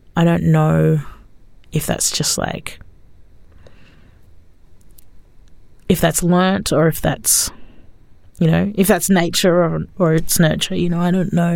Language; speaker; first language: English; native; English